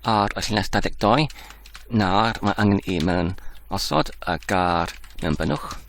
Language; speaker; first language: Welsh; non-native, learner; Dutch